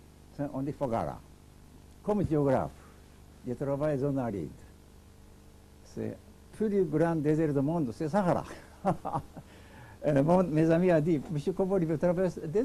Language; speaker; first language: French; non-native, learner; Japanese